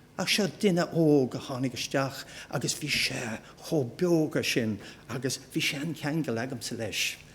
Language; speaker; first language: Irish; native; Irish